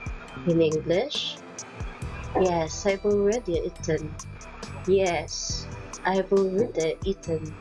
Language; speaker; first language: English; non-native, local second language; Cebuano